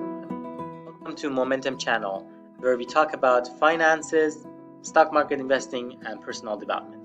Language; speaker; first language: English; non-native, fluent; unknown